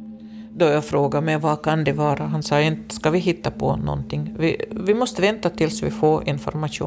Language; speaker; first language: Swedish; non-native, fluent; Russian